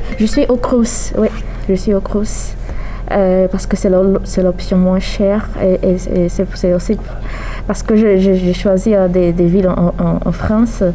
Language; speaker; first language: French; non-native, fluent; Portuguese